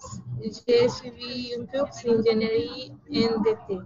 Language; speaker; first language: French; non-native, learner; Spanish